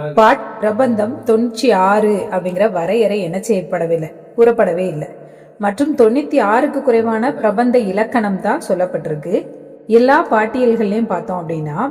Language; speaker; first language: Tamil; native; Tamil